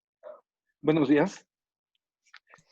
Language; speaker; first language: Spanish; native; Spanish